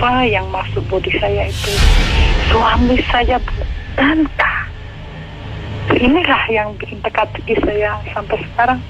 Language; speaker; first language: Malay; non-native, learner; Indonesian